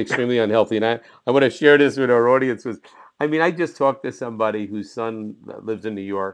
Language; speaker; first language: English; native; English